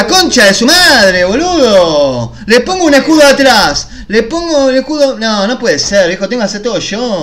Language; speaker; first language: Spanish; native; Spanish